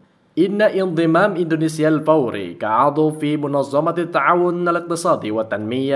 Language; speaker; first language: Arabic; non-native, fluent; Indonesian